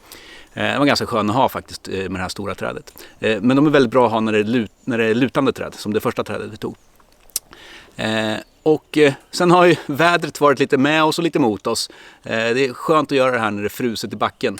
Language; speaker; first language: Swedish; native; Swedish